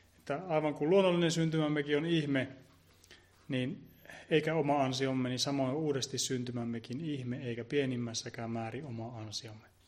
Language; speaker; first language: Finnish; native; Finnish